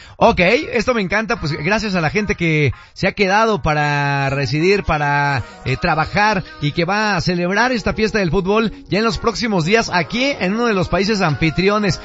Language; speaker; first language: Spanish; native; Spanish